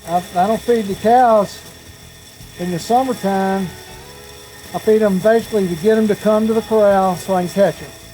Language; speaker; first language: English; native; English